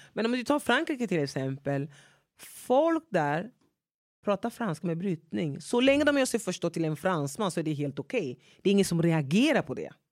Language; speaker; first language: Swedish; non-native, fluent; French